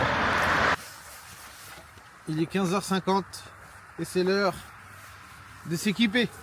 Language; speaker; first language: French; native; French